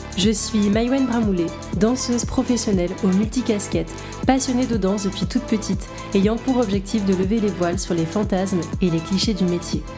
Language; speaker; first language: French; native; French